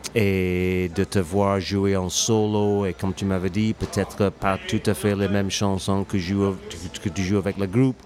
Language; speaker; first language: French; non-native, fluent; English